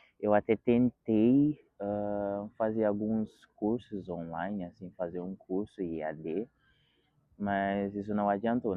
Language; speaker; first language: Portuguese; non-native, fluent; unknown